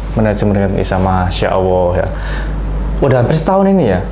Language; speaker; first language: Indonesian; native; Indonesian